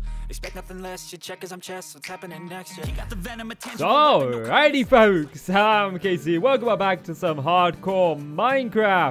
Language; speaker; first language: English; native; English